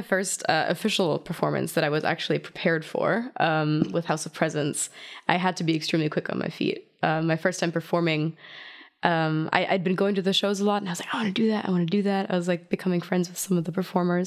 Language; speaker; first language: English; non-native, fluent; German